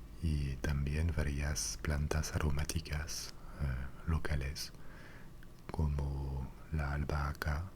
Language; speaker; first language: Spanish; non-native, fluent; French